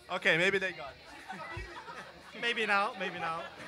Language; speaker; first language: English; non-native, fluent; Portuguese